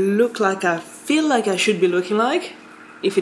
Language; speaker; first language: English; non-native, fluent; French